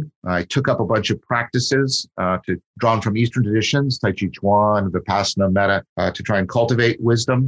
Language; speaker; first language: English; native; English